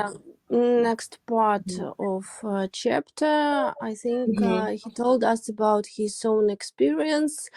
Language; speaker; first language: English; non-native, learner; Russian